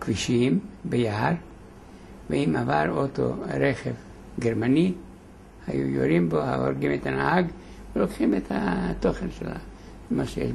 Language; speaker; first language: Hebrew; non-native, fluent; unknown